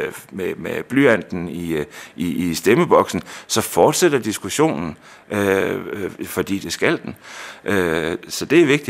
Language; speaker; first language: Danish; native; Danish